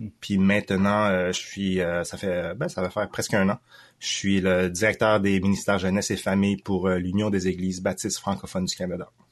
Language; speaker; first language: French; early bilingual, other home language; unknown